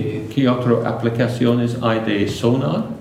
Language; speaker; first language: Spanish; non-native, fluent; English